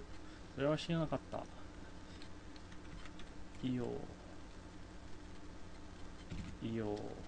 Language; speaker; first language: Japanese; non-native, fluent; English